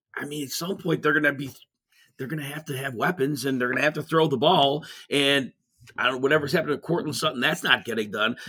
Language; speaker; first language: English; native; English